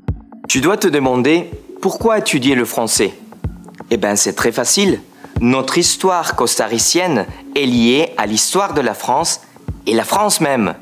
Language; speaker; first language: French; non-native, fluent; Spanish